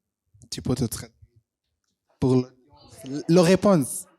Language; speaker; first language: French; non-native, learner; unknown